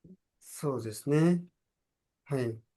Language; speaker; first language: Japanese; non-native, fluent; Nepali